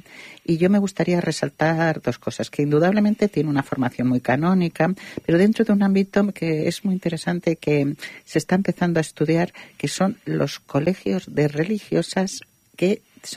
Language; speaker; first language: Spanish; native; Spanish